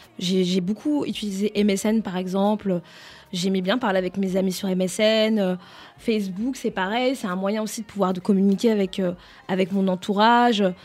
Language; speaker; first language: French; native; French